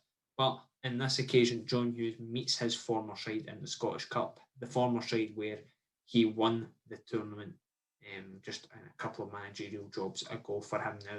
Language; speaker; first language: English; native; English